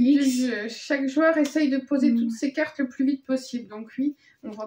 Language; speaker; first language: French; native; French